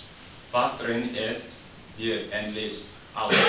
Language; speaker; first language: German; non-native, learner; English